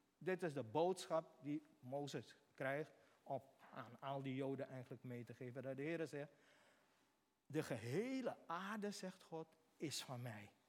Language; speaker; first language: Dutch; native; Dutch